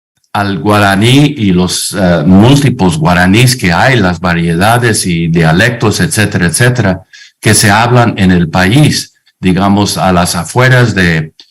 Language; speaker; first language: Spanish; non-native, fluent; English